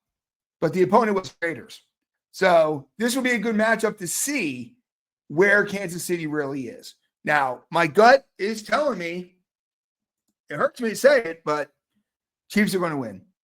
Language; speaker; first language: English; native; English